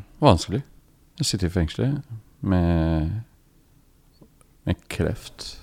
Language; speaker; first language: Norwegian; non-native, learner; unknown